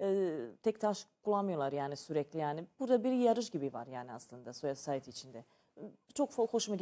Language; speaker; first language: Turkish; non-native, learner; Serbian